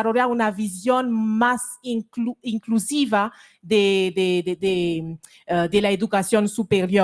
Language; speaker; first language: Spanish; non-native, fluent; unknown